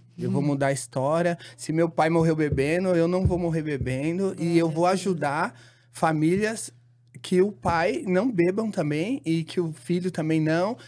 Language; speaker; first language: Portuguese; native; Portuguese